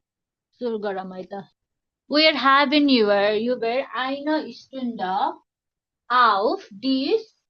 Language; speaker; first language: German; non-native, learner; Nepali